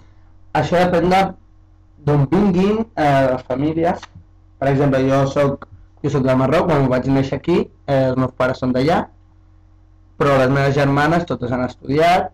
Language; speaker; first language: Catalan; early bilingual, other home language; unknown